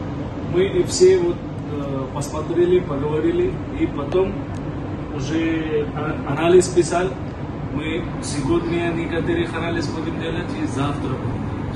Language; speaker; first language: Russian; non-native, local second language; Uzbek